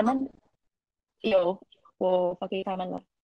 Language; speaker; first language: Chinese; non-native, fluent; Indonesian